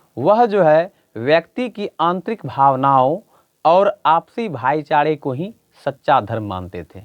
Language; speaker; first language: Hindi; native; Hindi